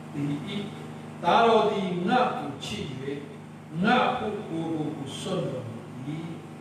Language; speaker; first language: Burmese; non-native, local second language; Tedim Chin